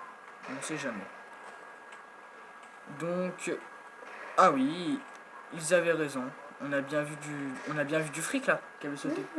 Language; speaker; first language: French; native; French